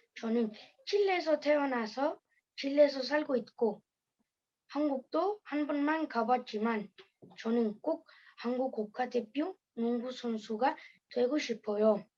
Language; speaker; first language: Korean; early bilingual, heritage; Korean